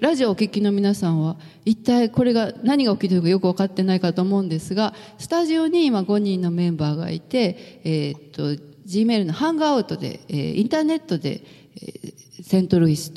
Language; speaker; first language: Japanese; native; Japanese